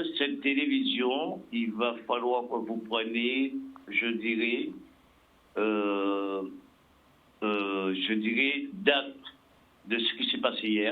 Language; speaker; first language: French; native; French